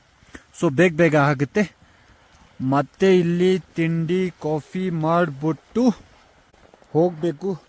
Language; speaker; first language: Kannada; non-native, fluent; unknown